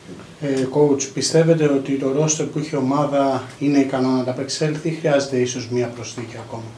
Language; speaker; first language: Greek; native; Greek